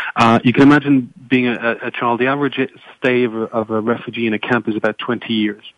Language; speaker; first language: English; non-native, fluent; French